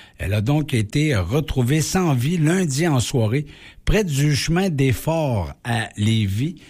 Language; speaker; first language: French; native; French